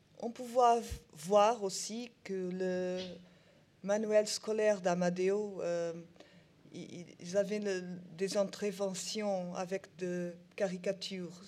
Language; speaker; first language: French; non-native, learner; Portuguese